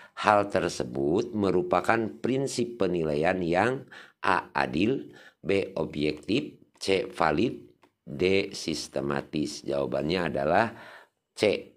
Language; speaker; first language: Indonesian; non-native, local second language; Sundanese